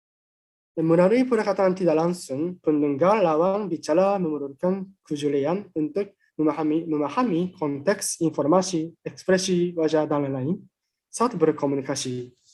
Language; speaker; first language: Indonesian; non-native, fluent; Japanese